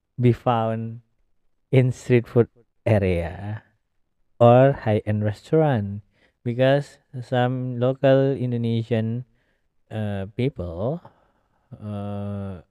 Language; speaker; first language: English; non-native, learner; Indonesian